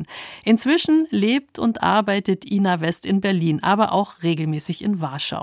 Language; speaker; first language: German; native; German